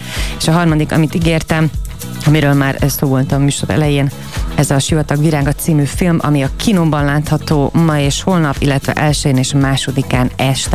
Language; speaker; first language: Hungarian; native; Hungarian